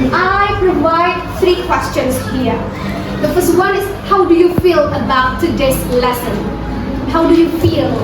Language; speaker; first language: English; non-native, fluent; Indonesian